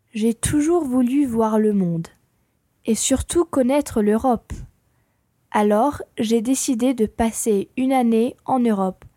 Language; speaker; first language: French; non-native, learner; English